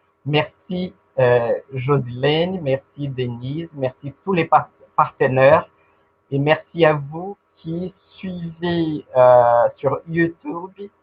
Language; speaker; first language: French; non-native, fluent; Portuguese